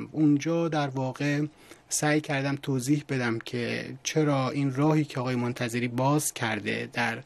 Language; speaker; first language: Persian; native; Persian